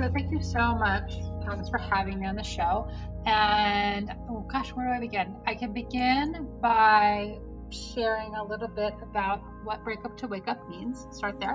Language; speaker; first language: English; native; English